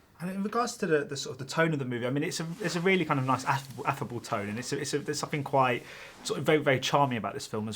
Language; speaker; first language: English; native; English